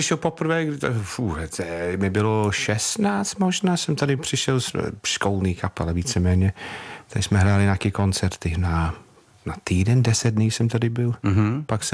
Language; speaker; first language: Czech; non-native, fluent; English